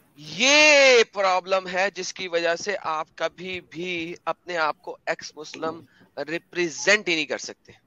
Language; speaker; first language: Urdu; native; Urdu